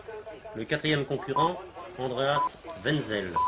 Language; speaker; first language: French; native; French